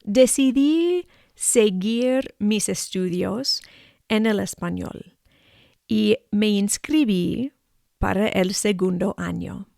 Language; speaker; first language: Spanish; non-native, fluent; English